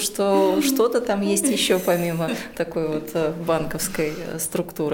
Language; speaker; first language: Russian; native; Russian